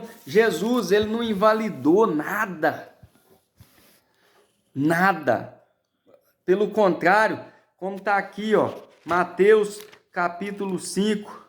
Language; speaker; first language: Portuguese; native; Portuguese